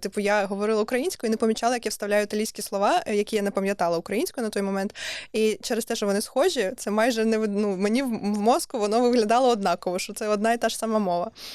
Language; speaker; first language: Ukrainian; native; Ukrainian